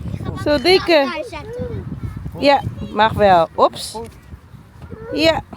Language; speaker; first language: Dutch; non-native, learner; Filipino